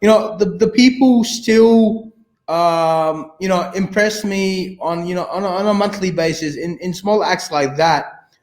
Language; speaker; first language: English; early bilingual, other home language; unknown